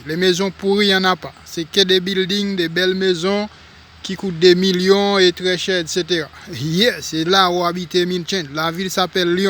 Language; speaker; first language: French; non-native, local second language; Haitian Creole